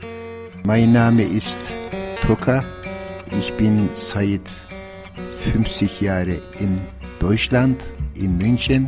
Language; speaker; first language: German; non-native, learner; Turkish